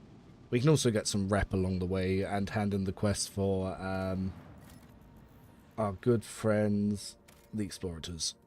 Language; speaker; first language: English; native; English